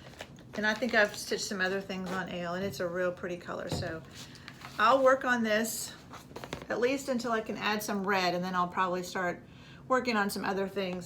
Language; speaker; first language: English; native; English